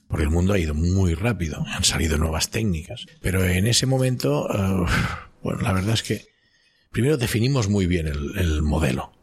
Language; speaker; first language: Spanish; non-native, local second language; Catalan